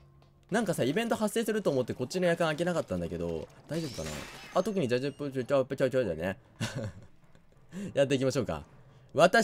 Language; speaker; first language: Japanese; native; Japanese